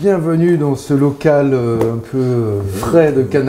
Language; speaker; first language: French; native; French